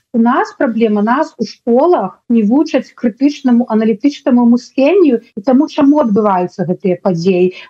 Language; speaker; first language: Belarusian; non-native, local second language; Russian